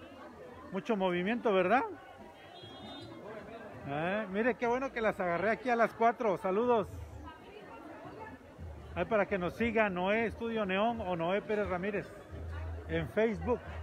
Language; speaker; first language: Spanish; native; Spanish